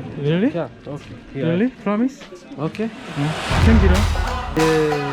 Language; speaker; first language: English; non-native, learner; Korean